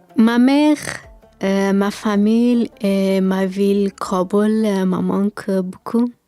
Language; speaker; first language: French; non-native, learner; Persian